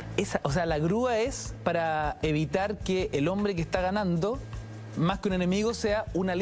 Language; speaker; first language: Spanish; native; Spanish